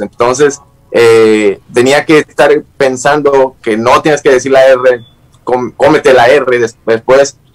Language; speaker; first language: Spanish; native; Spanish